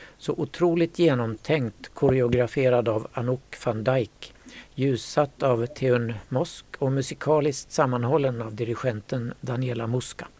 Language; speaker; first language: Swedish; native; Swedish